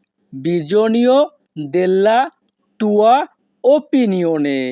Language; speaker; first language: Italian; non-native, fluent; Bangla